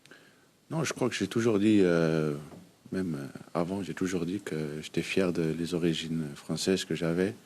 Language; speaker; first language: French; early bilingual, heritage; Danish